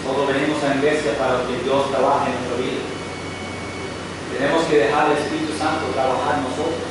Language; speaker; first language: Spanish; non-native, fluent; English